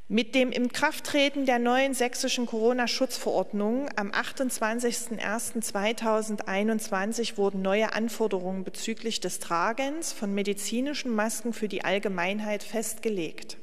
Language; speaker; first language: German; native; German